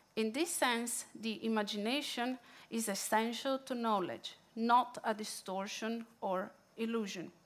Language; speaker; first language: English; non-native, fluent; Italian